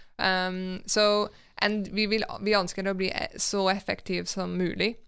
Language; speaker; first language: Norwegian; non-native, fluent; English